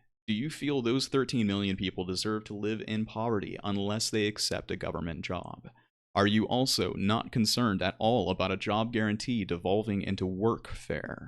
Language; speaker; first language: English; native; English